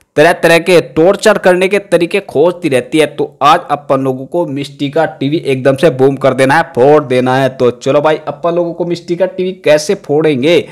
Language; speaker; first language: Hindi; native; Hindi